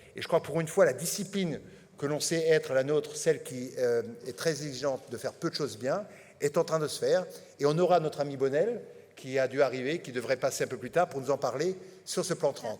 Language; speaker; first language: French; native; French